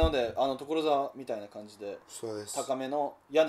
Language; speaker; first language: Japanese; native; Japanese